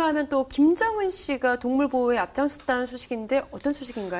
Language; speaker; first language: Korean; native; Korean